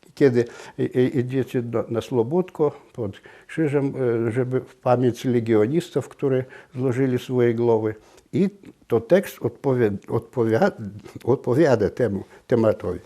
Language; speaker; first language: Polish; non-native, local second language; Belarusian